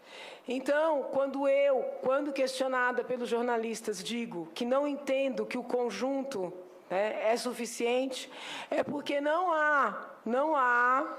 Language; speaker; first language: Portuguese; native; Portuguese